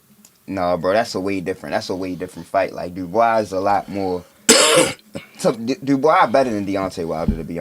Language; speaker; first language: English; native; English